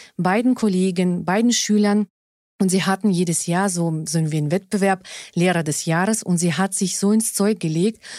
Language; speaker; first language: German; non-native, fluent; Russian